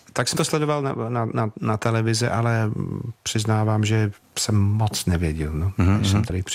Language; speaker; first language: Czech; non-native, learner; English